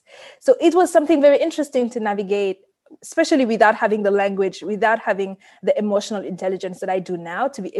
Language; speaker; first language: English; non-native, fluent; Wolof